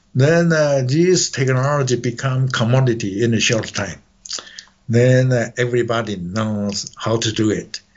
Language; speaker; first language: English; non-native, fluent; Chinese